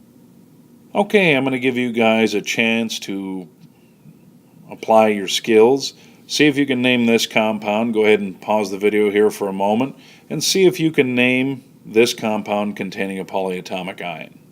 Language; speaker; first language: English; native; English